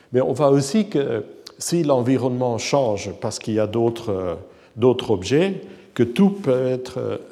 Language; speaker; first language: French; non-native, fluent; Dutch